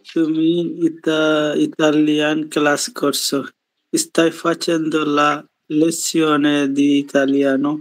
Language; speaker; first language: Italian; non-native, learner; Bangla